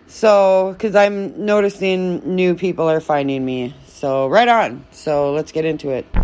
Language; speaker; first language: English; native; English